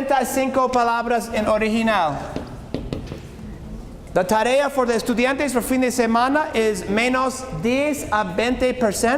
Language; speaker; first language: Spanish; non-native, learner; English